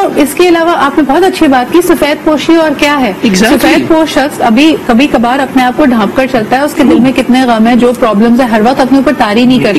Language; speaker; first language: Urdu; native; Urdu